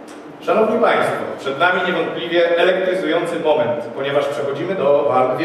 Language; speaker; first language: Polish; native; Polish